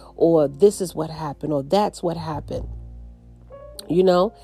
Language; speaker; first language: English; native; English